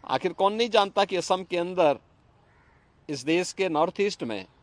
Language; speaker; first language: Hindi; native; Hindi